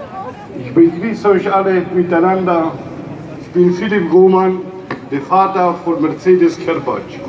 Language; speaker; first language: German; non-native, fluent; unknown